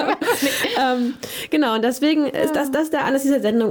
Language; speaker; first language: German; native; German